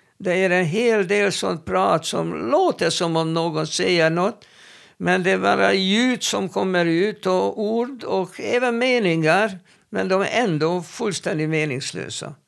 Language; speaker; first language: Swedish; non-native, fluent; Hebrew